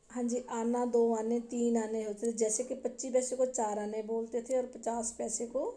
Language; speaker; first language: Hindi; non-native, local second language; Punjabi